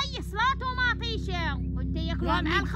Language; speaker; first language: Arabic; native; Arabic